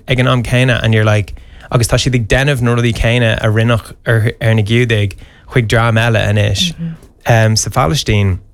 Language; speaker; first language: Irish; non-native, local second language; English